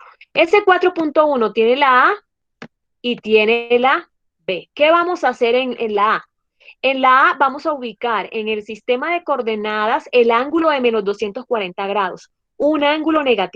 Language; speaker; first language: Spanish; native; Spanish